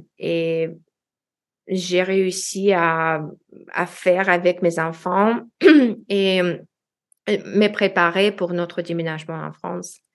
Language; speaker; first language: French; non-native, learner; Russian